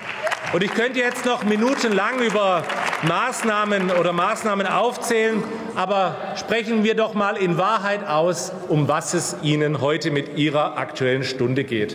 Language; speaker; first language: German; native; German